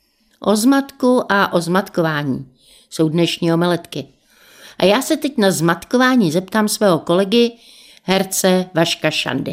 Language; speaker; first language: Czech; native; Czech